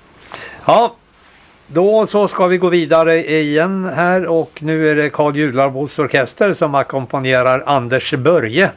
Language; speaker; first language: Swedish; native; Swedish